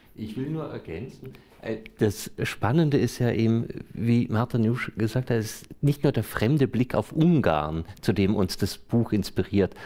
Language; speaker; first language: German; native; German